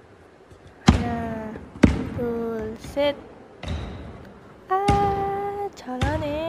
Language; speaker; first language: Korean; non-native, learner; Indonesian